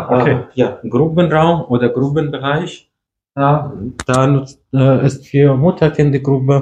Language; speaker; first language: German; non-native, fluent; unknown